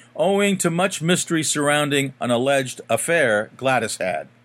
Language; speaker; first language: English; native; English